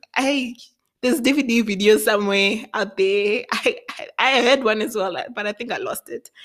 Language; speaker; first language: English; non-native, local second language; Venda